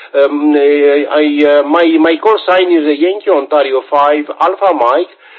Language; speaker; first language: English; non-native, learner; Romanian